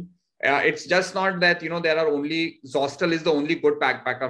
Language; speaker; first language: English; non-native, local second language; Hindi